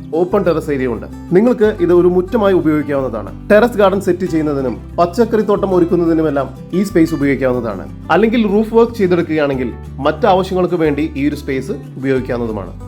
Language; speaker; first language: Malayalam; native; Malayalam